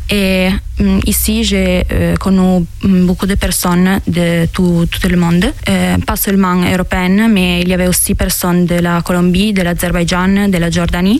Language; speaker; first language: French; non-native, fluent; Italian